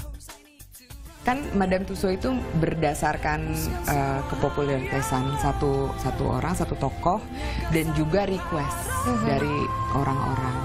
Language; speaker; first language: Indonesian; native; Indonesian